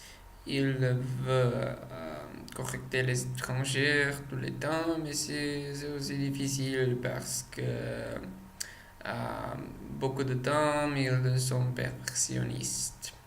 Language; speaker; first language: French; non-native, learner; Czech